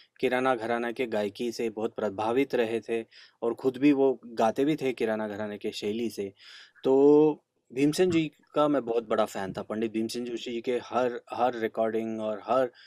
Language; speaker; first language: Hindi; non-native, local second language; Kannada